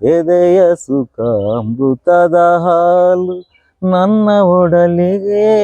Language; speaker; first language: Kannada; non-native, local second language; Telugu